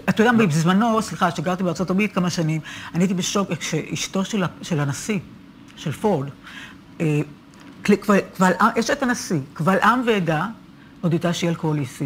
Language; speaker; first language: Hebrew; native; Hebrew